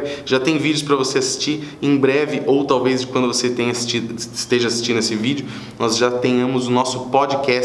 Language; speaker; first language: Portuguese; native; Portuguese